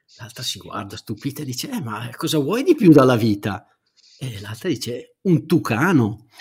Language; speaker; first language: Italian; native; Italian